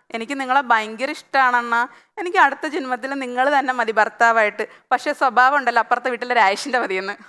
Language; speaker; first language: Malayalam; native; Malayalam